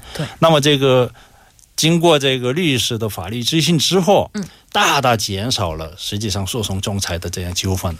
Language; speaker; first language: Chinese; non-native, fluent; Korean